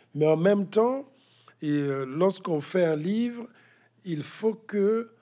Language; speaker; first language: French; non-native, local second language; Kituba (Democratic Republic of Congo)